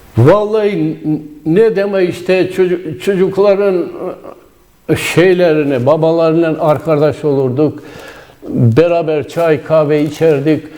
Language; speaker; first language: Turkish; native; Turkish